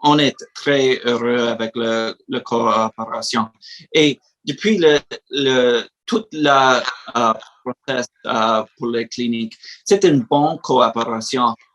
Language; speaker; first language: French; non-native, learner; English